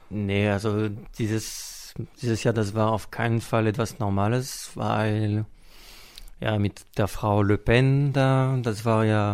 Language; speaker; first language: German; non-native, fluent; French